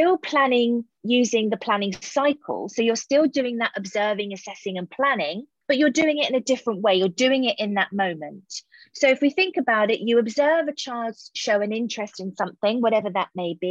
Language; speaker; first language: English; native; English